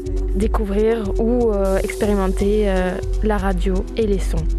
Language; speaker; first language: French; native; French